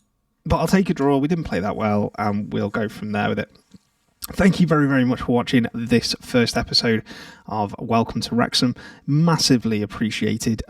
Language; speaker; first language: English; native; English